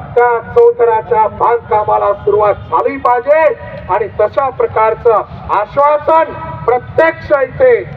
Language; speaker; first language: Marathi; non-native, local second language; Lambadi